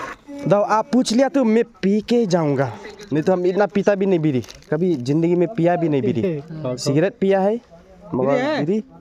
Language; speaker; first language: Hindi; non-native, local second language; Khasi